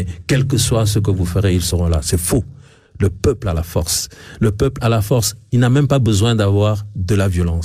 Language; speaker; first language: French; non-native, local second language; Ewe